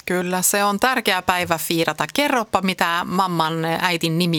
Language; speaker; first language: Finnish; early bilingual, heritage; Finnish